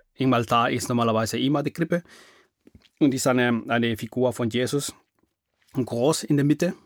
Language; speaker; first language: German; non-native, fluent; Spanish